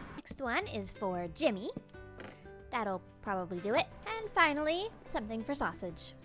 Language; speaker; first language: English; native; English